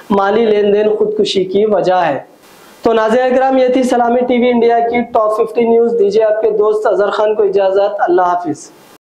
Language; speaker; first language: Urdu; native; Urdu